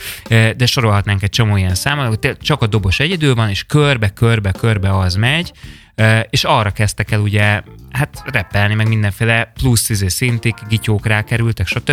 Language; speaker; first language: Hungarian; native; Hungarian